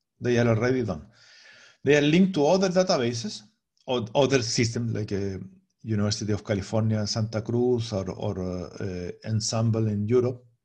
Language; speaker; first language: English; non-native, fluent; Spanish